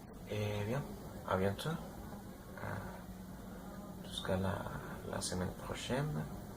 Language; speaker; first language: French; non-native, learner; Spanish